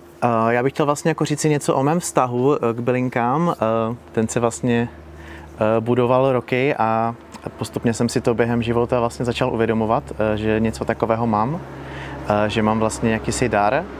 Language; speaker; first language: Czech; native; Czech